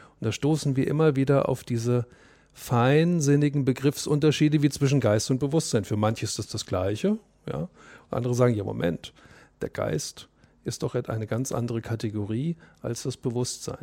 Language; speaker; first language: German; native; German